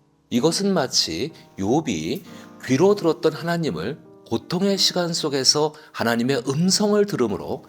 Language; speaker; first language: Korean; native; Korean